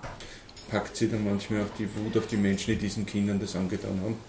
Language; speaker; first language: German; native; German